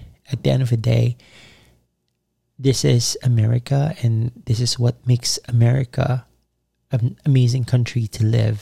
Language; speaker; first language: English; non-native, local second language; Filipino